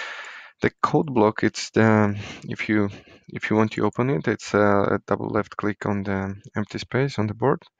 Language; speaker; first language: English; non-native, fluent; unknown